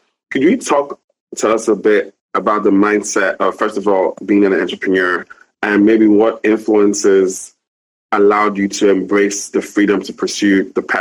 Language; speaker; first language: English; non-native, local second language; Igbo